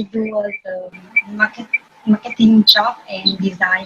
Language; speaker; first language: English; non-native, learner; Vietnamese